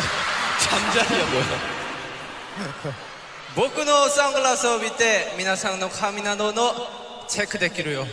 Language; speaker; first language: Japanese; non-native, learner; Korean